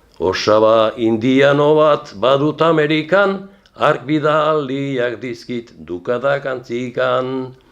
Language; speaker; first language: Basque; native; Basque